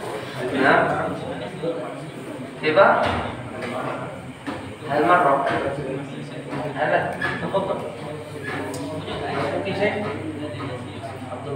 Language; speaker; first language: Arabic; non-native, fluent; Indonesian